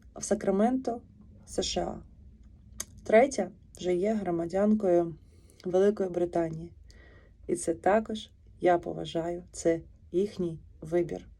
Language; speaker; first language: Ukrainian; native; Ukrainian